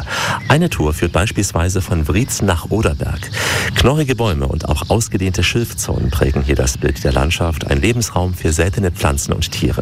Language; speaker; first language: German; native; German